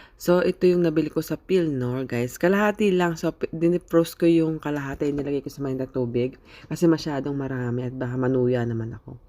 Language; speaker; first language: Filipino; native; Filipino